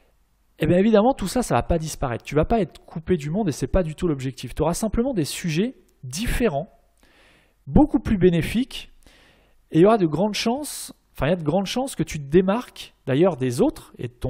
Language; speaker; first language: French; native; French